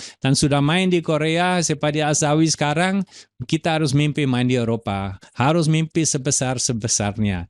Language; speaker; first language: Indonesian; non-native, fluent; German